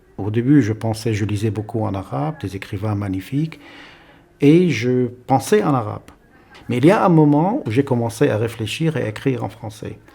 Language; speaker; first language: French; non-native, fluent; Arabic